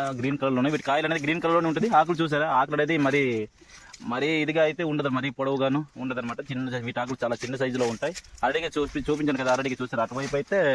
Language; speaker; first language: Telugu; non-native, local second language; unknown